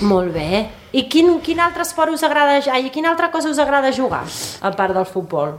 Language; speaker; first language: Catalan; native; Catalan